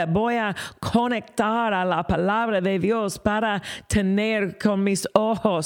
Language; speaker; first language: Spanish; non-native, fluent; English